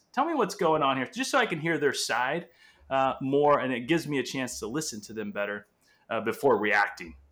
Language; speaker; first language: English; non-native, fluent; Portuguese